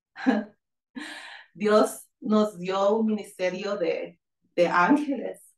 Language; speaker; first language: Spanish; early bilingual, heritage; Spanish